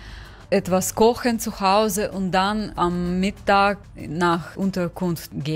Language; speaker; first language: German; non-native, learner; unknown